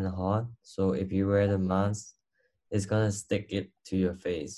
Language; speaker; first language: English; non-native, learner; Cantonese